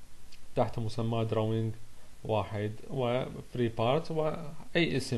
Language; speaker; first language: Arabic; native; Arabic